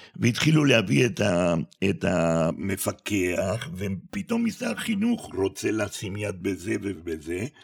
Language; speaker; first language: Hebrew; non-native, fluent; Spanish